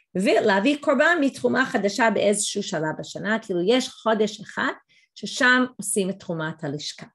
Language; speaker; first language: Hebrew; non-native, fluent; English